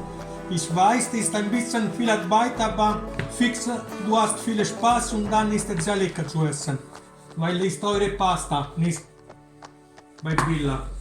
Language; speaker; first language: German; non-native, learner; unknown